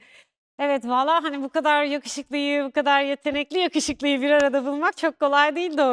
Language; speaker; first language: Turkish; native; Turkish